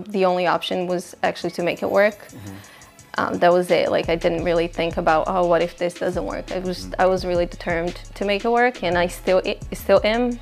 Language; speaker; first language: English; non-native, fluent; Portuguese